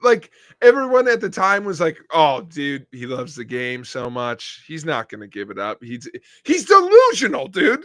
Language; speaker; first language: English; native; English